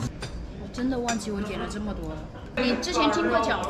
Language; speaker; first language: Chinese; native; Chinese